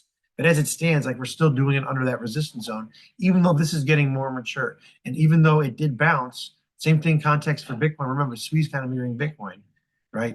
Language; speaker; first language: English; native; English